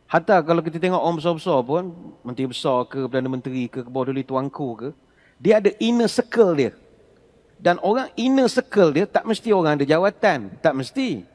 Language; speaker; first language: Malay; native; Malay